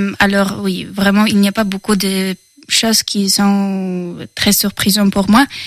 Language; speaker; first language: French; non-native, fluent; Polish